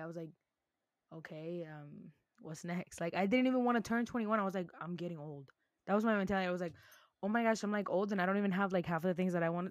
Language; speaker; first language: English; early bilingual, other home language; Spanish